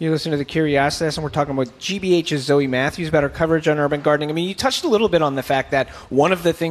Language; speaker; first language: English; native; English